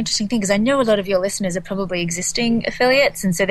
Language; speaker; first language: English; native; English